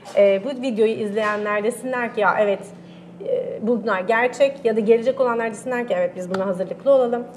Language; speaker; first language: Turkish; native; Turkish